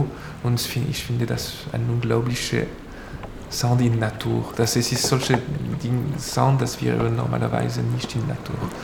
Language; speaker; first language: German; non-native, learner; French